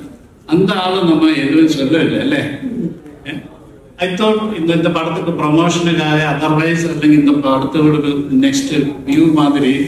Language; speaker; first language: Tamil; non-native, learner; Malayalam